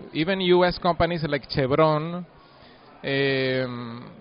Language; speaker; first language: English; non-native, fluent; Spanish